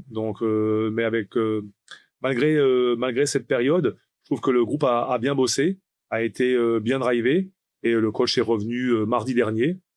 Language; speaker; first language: French; native; French